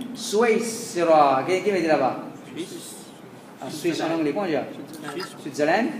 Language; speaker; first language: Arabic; non-native, fluent; Morisyen